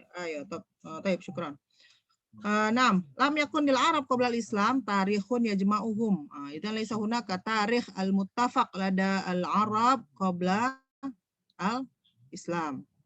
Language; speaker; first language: Arabic; non-native, fluent; Indonesian